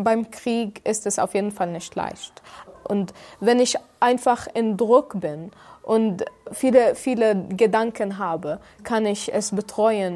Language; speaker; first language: German; non-native, fluent; Arabic